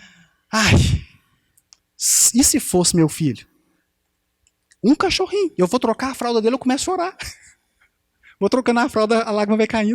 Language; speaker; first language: Portuguese; native; Portuguese